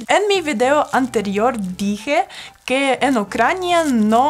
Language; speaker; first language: Spanish; non-native, fluent; Russian